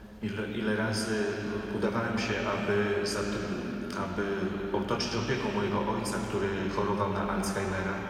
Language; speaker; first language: Polish; native; Polish